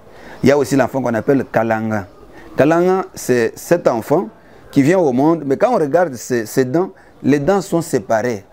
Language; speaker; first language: French; non-native, local second language; Luba-Lulua